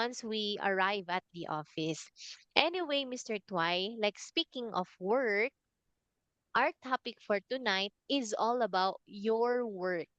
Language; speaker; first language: English; non-native, fluent; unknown